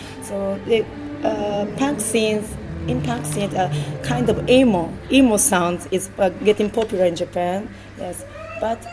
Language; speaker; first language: English; non-native, learner; Japanese